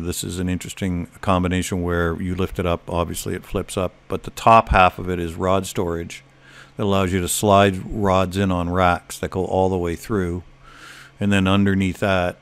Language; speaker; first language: English; native; English